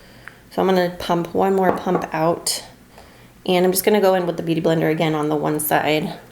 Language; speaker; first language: English; native; English